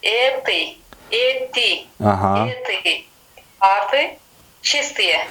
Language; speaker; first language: Russian; non-native, learner; Kyrgyz